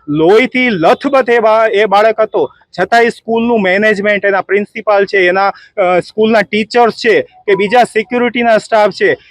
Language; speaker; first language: Gujarati; non-native, local second language; Sindhi